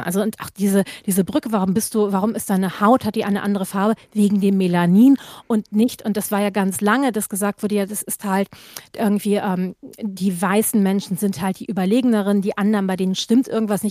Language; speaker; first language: German; native; German